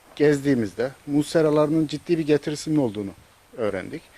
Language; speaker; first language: Turkish; native; Turkish